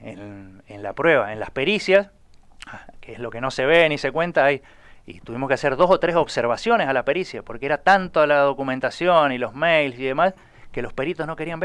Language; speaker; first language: Spanish; native; Spanish